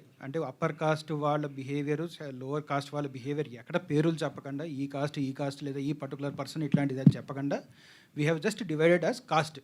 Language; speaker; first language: Telugu; native; Telugu